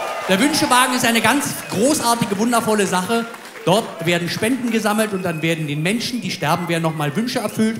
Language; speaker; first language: German; native; German